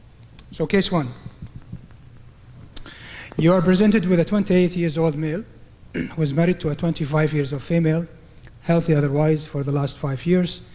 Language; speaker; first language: English; non-native, fluent; Arabic